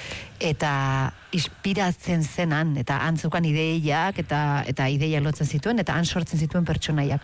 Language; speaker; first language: Basque; native; Basque